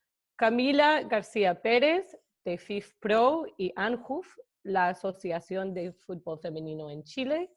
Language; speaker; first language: Spanish; non-native, fluent; English